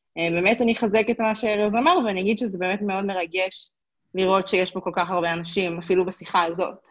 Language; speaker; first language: Hebrew; native; Hebrew